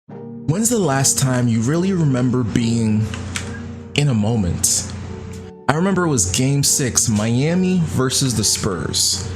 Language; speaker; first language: English; native; English